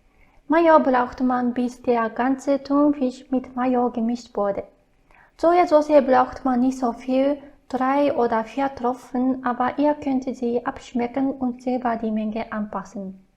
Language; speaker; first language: German; non-native, fluent; Japanese